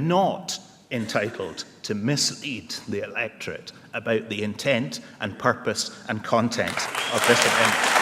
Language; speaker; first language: English; native; English